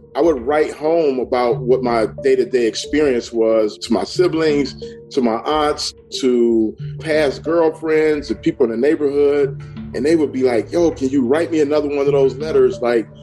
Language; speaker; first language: English; native; English